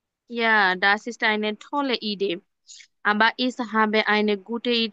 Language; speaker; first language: German; non-native, learner; Bangla